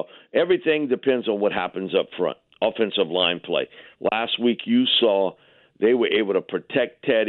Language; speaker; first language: English; native; English